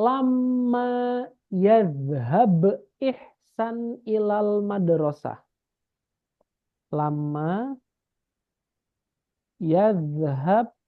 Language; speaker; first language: Arabic; non-native, fluent; Indonesian